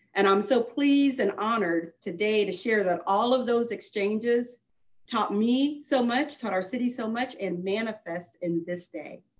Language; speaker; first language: English; native; English